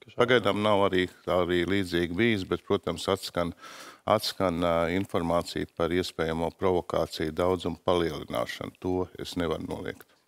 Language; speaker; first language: Latvian; native; Latvian